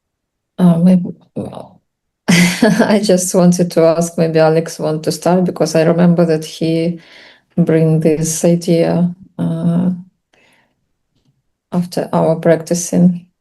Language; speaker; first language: English; non-native, learner; Russian